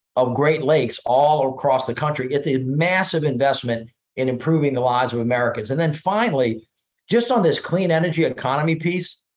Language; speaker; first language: English; native; English